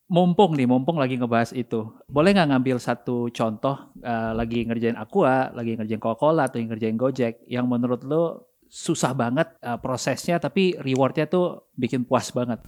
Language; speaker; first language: Indonesian; native; Indonesian